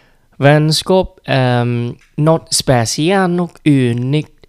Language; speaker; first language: Swedish; non-native, learner; Vietnamese